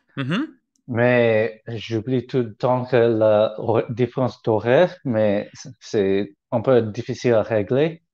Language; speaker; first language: French; non-native, learner; Cantonese